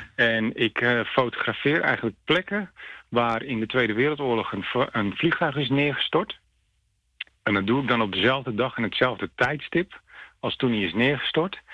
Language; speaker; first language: Dutch; native; Dutch